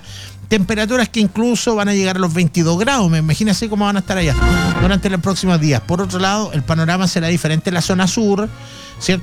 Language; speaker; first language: Spanish; native; Spanish